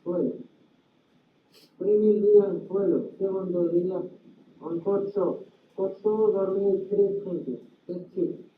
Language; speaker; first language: Spanish; non-native, learner; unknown